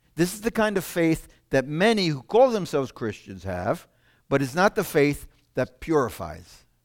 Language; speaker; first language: English; non-native, fluent; Italian